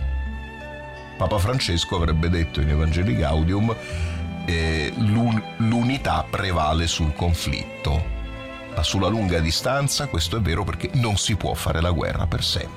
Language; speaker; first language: Italian; native; Italian